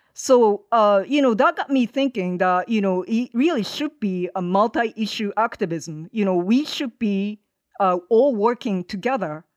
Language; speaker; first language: English; non-native, fluent; Japanese